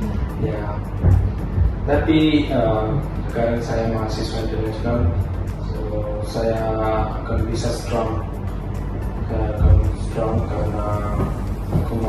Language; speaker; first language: Indonesian; non-native, learner; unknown